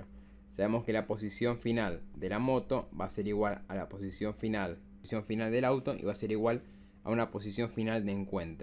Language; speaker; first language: Spanish; native; Spanish